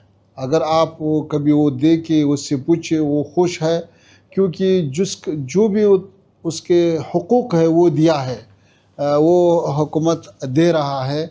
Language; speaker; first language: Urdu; non-native, fluent; Pashto